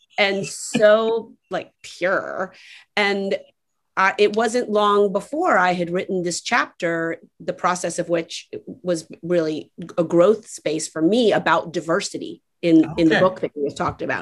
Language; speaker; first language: English; native; English